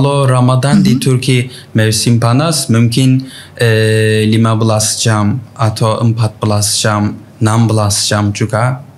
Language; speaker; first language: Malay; non-native, learner; Turkish